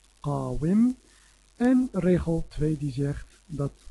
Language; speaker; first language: Dutch; non-native, fluent; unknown